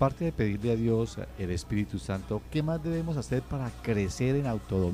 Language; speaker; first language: Spanish; native; Spanish